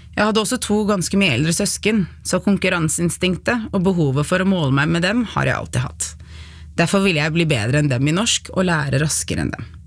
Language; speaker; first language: Norwegian; early bilingual, other home language; Arabic